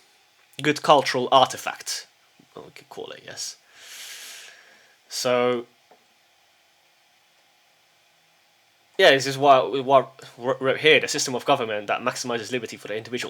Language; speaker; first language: English; early bilingual, heritage; English